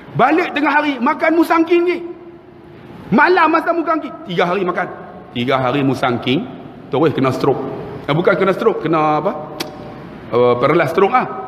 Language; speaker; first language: Malay; native; Malay